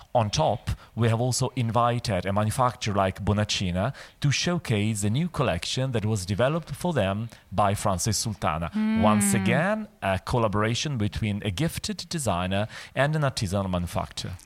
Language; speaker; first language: English; non-native, fluent; Italian